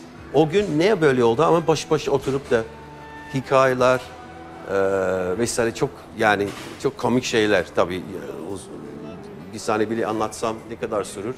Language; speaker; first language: Turkish; non-native, fluent; English